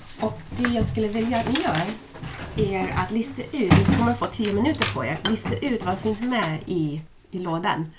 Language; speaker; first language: Swedish; non-native, fluent; English